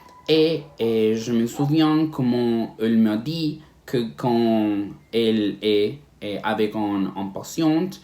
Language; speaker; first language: French; non-native, learner; Spanish